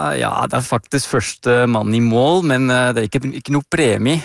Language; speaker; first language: Norwegian; non-native, fluent; Dutch